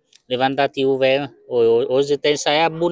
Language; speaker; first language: Portuguese; non-native, learner; Vietnamese